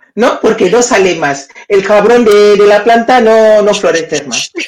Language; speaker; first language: Spanish; non-native, learner; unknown